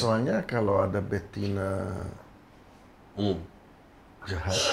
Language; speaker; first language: Indonesian; non-native, fluent; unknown